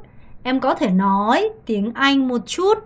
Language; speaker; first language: Vietnamese; non-native, fluent; Korean